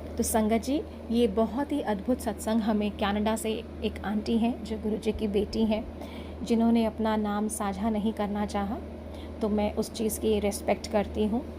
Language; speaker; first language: Hindi; native; Hindi